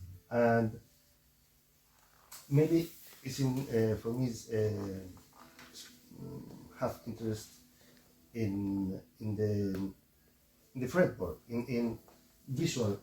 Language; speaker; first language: English; non-native, learner; Spanish